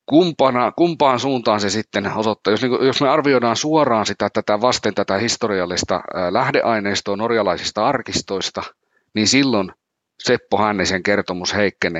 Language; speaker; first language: Finnish; native; Finnish